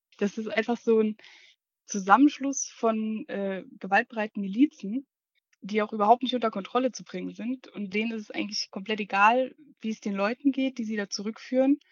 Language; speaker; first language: German; native; German